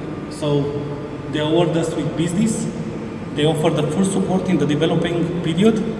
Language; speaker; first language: English; non-native, fluent; Romanian